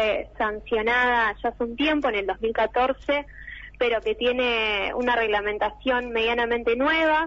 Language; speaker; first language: Spanish; native; Spanish